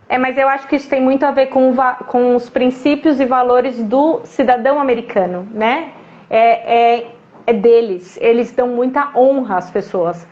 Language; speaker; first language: Portuguese; native; Portuguese